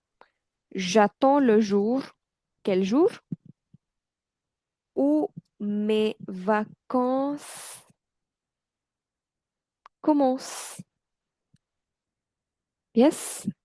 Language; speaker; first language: French; non-native, fluent; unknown